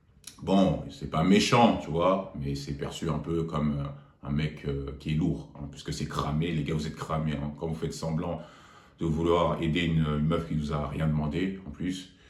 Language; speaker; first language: French; native; French